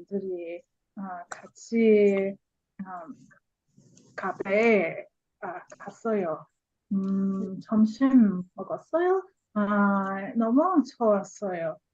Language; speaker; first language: Korean; non-native, learner; English